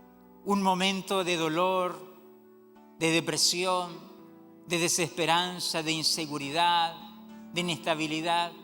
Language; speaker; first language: Spanish; native; Spanish